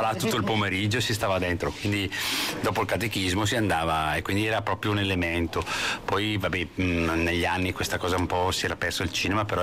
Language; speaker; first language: Italian; native; Italian